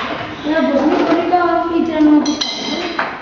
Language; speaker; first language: Basque; non-native, local second language; Spanish